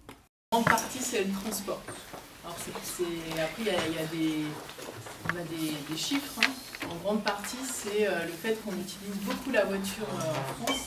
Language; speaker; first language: French; native; French